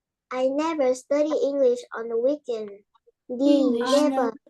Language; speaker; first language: English; non-native, learner; Vietnamese